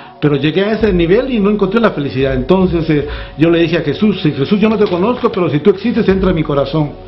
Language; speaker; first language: Spanish; native; Spanish